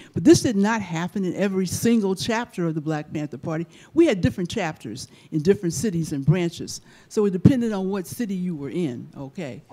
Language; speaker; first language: English; native; English